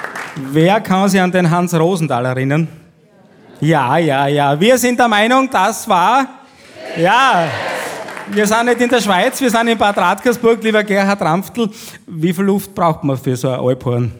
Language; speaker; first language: German; native; German